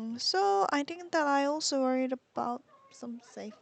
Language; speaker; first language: English; non-native, learner; Korean